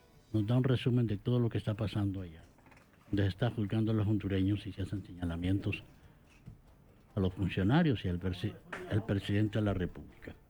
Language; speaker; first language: Spanish; native; Spanish